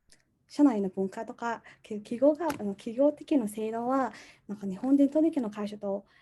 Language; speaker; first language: Japanese; non-native, fluent; Mongolian